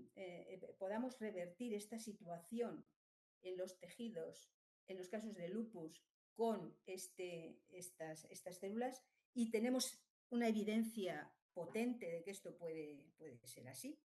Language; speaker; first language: Spanish; native; Spanish